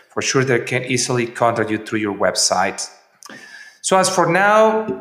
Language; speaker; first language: English; non-native, fluent; Spanish